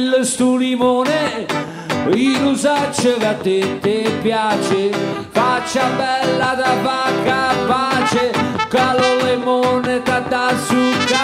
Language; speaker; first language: Italian; native; Italian